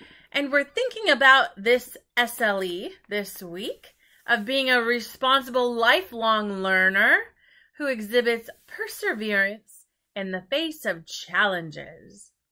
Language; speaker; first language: English; native; English